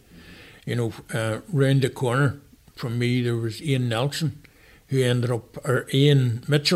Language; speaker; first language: English; native; English